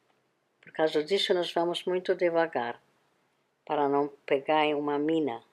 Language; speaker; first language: Portuguese; non-native, fluent; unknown